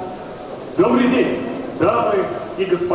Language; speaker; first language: Russian; native; Russian